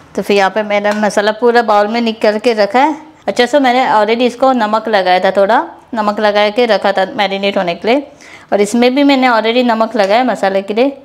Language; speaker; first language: Hindi; non-native, local second language; Konkani